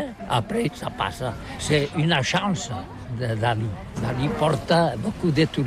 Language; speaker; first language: French; non-native, learner; Catalan